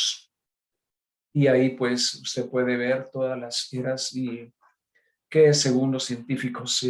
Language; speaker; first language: Spanish; native; Spanish